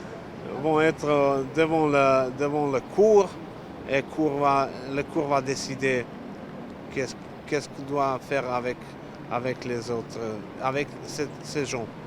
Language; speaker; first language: French; non-native, learner; Serbian